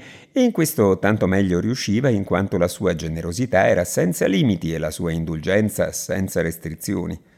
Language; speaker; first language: Italian; native; Italian